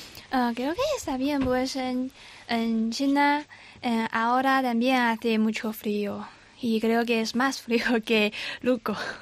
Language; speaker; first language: Spanish; non-native, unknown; Chinese